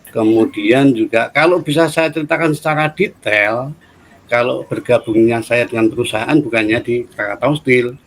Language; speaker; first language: Indonesian; native; Indonesian